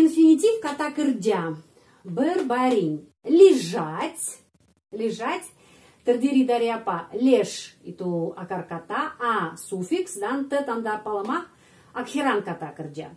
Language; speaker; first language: Indonesian; non-native, fluent; Russian